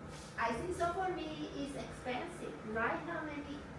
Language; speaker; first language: English; non-native, learner; Spanish